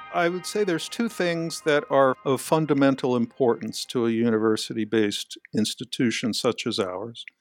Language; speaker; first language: English; native; English